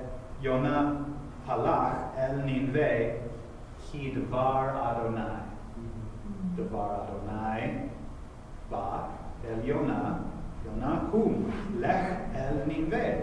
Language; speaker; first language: Hebrew; non-native, fluent; English